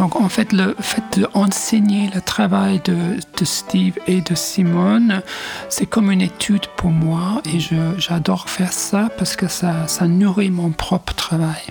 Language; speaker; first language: French; non-native, fluent; English